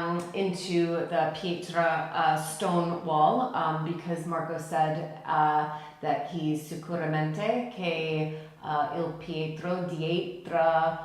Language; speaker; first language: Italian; non-native, learner; English